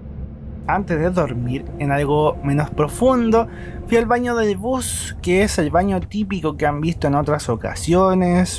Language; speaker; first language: Spanish; native; Spanish